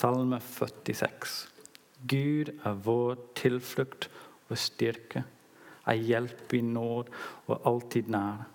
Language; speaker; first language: Norwegian; non-native, learner; English